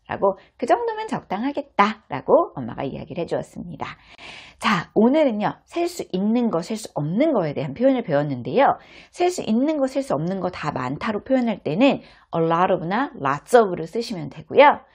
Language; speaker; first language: Korean; native; Korean